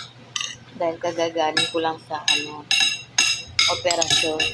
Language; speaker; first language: Filipino; native; Filipino